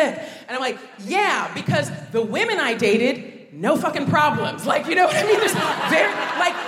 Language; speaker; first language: English; native; English